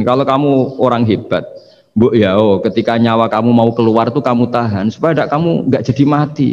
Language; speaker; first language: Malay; non-native, local second language; Javanese